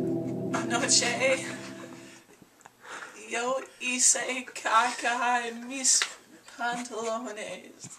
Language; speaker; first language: Spanish; non-native, learner; English